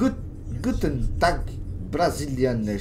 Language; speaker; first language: German; non-native, learner; Portuguese